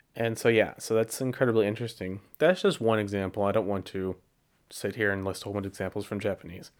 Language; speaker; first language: English; native; English